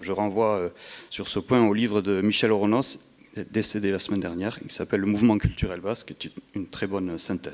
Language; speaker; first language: French; native; French